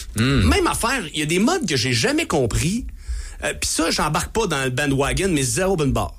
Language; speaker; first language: French; native; French